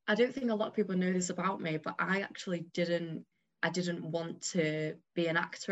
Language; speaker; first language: English; native; English